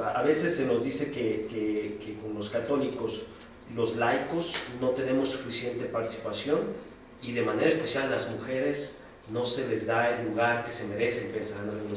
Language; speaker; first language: Spanish; native; Spanish